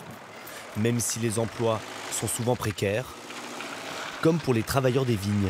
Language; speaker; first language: French; native; French